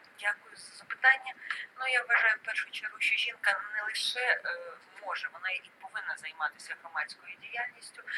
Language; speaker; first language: Ukrainian; native; Ukrainian